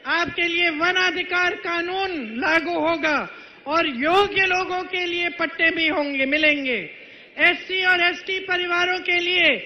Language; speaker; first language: Hindi; native; Hindi